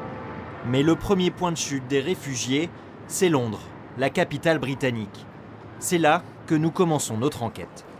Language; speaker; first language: French; native; French